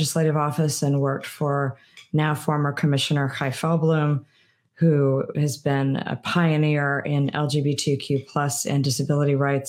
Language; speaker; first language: English; native; English